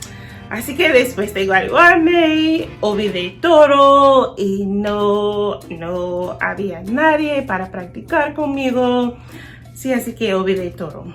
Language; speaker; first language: Spanish; non-native, learner; English